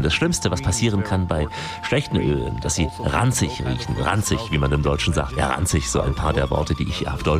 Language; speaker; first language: German; native; German